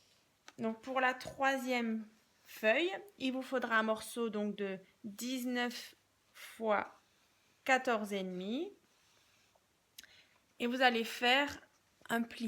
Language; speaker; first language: French; native; French